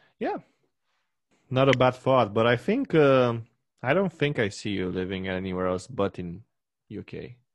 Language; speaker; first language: English; non-native, fluent; Romanian